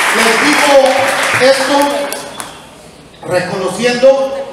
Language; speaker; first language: Spanish; early bilingual, heritage; Spanish